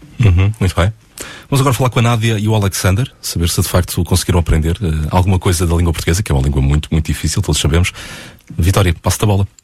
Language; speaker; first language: Portuguese; native; Portuguese